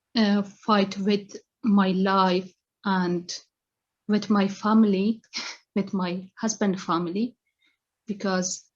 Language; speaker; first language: English; non-native, learner; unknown